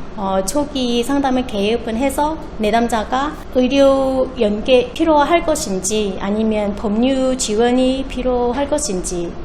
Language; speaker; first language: Korean; non-native, fluent; Vietnamese